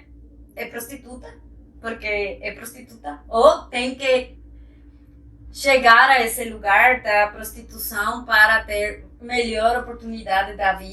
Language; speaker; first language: Portuguese; non-native, fluent; Spanish